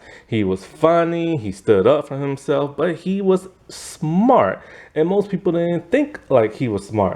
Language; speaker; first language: English; native; English